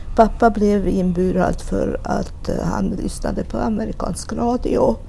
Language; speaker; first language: Swedish; non-native, fluent; Hungarian